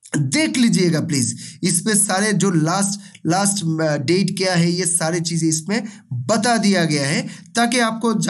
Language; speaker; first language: Hindi; non-native, local second language; Bangla